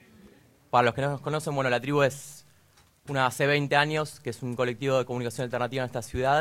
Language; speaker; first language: Spanish; native; Spanish